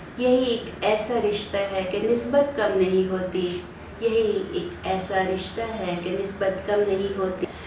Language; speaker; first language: Hindi; native; Hindi